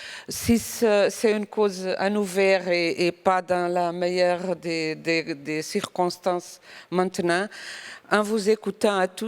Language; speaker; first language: French; non-native, fluent; Portuguese